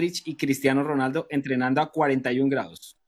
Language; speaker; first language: Spanish; native; Spanish